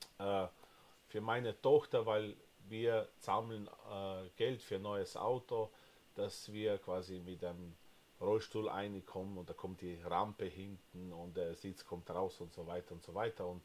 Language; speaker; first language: German; non-native, fluent; Slovenian